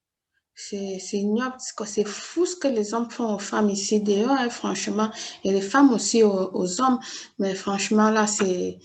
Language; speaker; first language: French; native; French